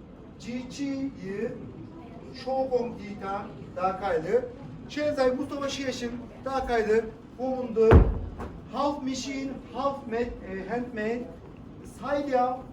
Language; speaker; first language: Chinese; non-native, learner; Turkish